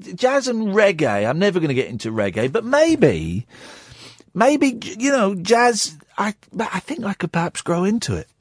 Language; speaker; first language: English; native; English